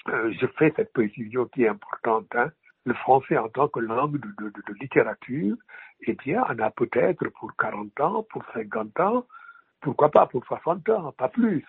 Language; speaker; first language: French; non-native, local second language; Wolof